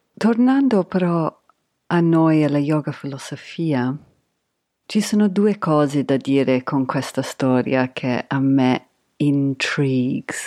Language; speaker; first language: Italian; non-native, fluent; English